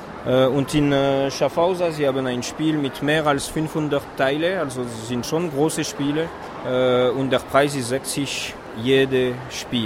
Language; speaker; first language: German; non-native, fluent; French